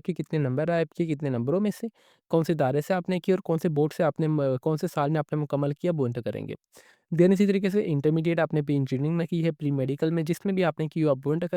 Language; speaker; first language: Hindi; non-native, local second language; Punjabi